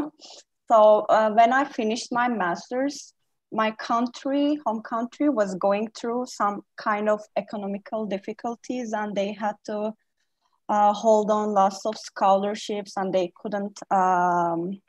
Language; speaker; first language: English; non-native, fluent; Turkish